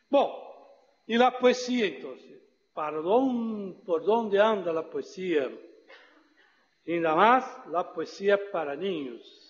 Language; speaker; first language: Portuguese; non-native, fluent; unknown